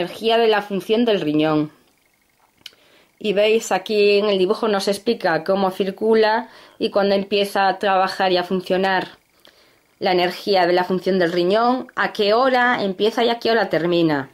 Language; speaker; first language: Spanish; native; Spanish